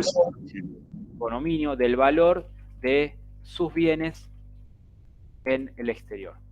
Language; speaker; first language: Spanish; native; Spanish